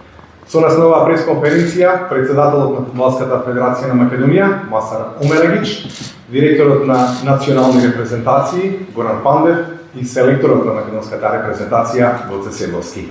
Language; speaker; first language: Macedonian; native; Macedonian